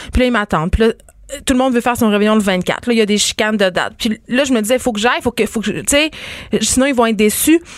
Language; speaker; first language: French; native; French